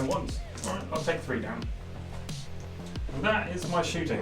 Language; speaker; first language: English; native; English